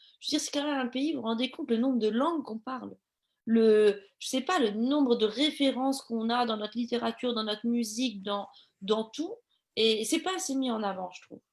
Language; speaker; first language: French; native; French